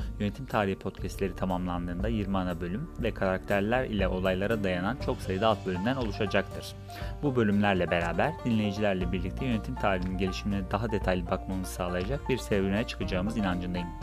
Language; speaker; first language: Turkish; native; Turkish